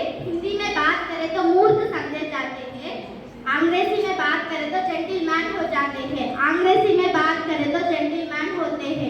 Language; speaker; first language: Hindi; non-native, local second language; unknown